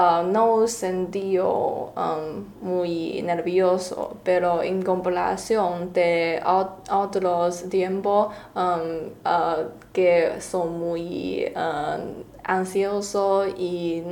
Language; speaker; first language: Spanish; non-native, learner; Chinese